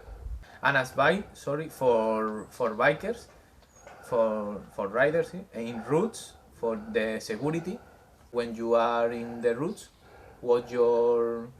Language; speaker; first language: English; non-native, learner; Spanish